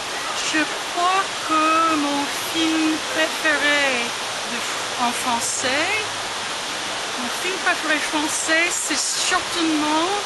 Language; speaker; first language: French; non-native, fluent; English